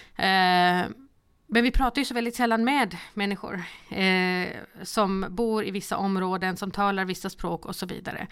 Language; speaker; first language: Swedish; early bilingual, other home language; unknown